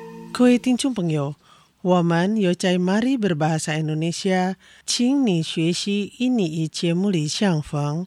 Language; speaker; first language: Chinese; non-native, fluent; Indonesian